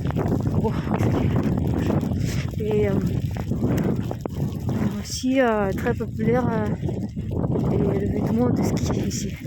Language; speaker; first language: French; non-native, fluent; Russian